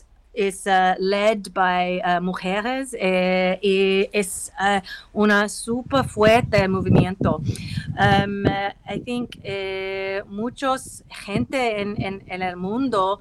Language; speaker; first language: Spanish; non-native, learner; English